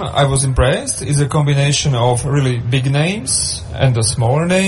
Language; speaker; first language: English; non-native, fluent; Slovak